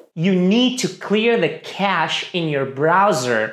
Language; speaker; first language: English; non-native, fluent; Portuguese